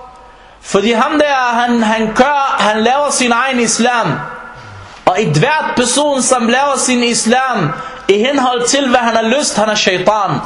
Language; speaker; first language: Danish; non-native, fluent; Arabic